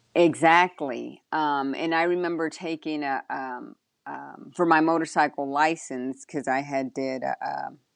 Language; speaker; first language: English; early bilingual, other home language; Spanish